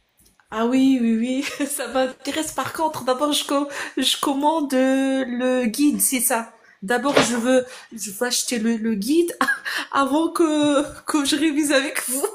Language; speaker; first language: French; non-native, fluent; Arabic